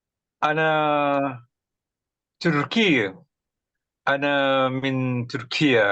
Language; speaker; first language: Arabic; non-native, learner; Indonesian